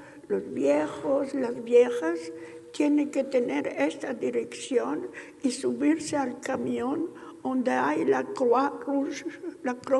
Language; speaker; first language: Spanish; early bilingual, heritage; Ladino